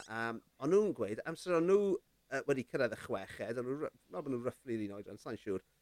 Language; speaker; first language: Welsh; native; Welsh